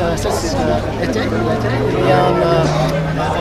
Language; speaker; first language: French; non-native, learner; English